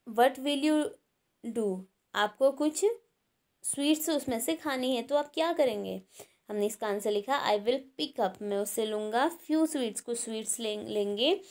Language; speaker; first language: Hindi; native; Hindi